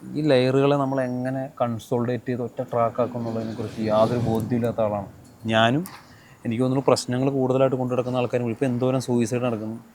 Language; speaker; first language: Malayalam; native; Malayalam